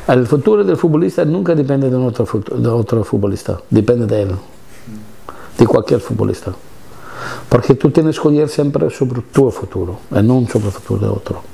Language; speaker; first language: Spanish; non-native, fluent; Italian